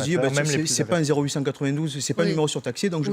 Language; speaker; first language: French; native; French